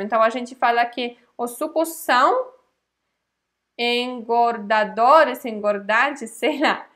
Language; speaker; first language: Portuguese; non-native, fluent; Polish